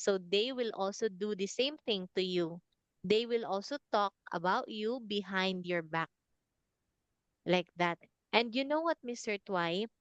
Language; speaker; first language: English; non-native, fluent; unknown